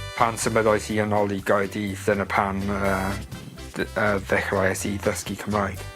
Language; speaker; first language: Welsh; non-native, local second language; English